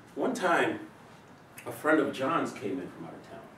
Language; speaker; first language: English; native; English